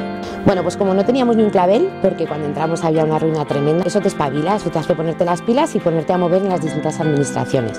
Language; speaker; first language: Spanish; native; Spanish